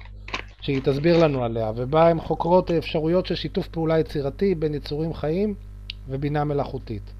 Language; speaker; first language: Hebrew; native; Hebrew